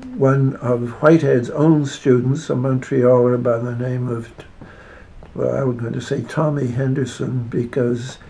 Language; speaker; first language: English; native; English